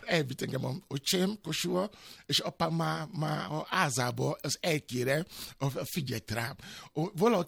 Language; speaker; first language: Hungarian; non-native, learner; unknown